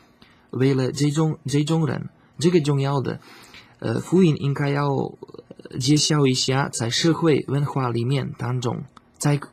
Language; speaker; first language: Chinese; non-native, learner; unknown